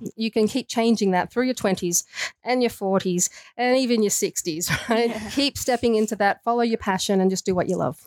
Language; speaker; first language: English; native; English